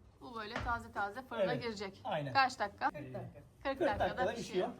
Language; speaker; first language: Turkish; native; Turkish